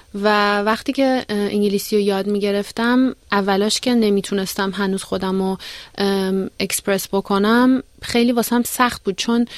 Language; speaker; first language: Persian; native; Persian